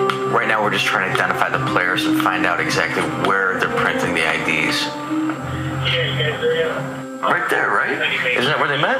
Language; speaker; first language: English; native; English